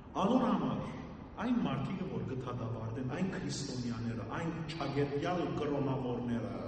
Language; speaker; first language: Armenian; early bilingual, heritage; Armenian